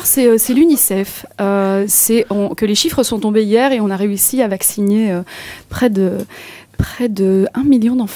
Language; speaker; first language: French; native; French